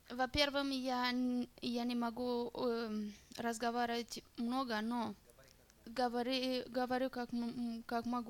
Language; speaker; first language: Russian; non-native, learner; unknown